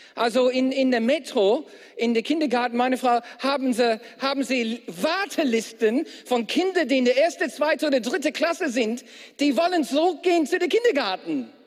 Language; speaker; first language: German; non-native, fluent; English